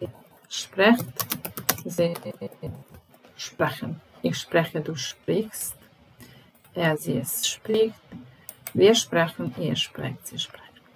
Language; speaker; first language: German; non-native, fluent; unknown